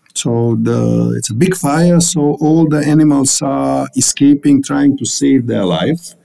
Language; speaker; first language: English; non-native, fluent; Bosnian